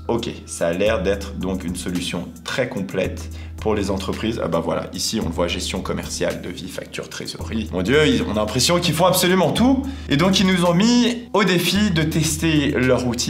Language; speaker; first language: French; native; French